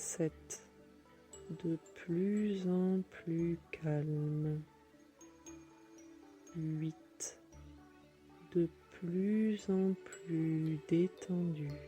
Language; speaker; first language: French; native; French